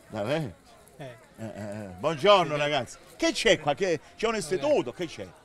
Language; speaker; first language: Italian; native; Italian